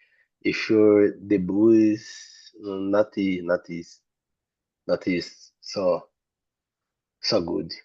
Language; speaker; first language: English; non-native, learner; Portuguese